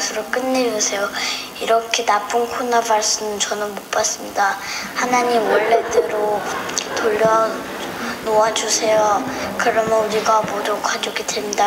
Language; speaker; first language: Korean; early bilingual, heritage; Korean